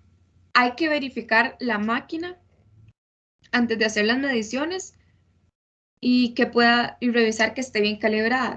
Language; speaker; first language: Spanish; native; Spanish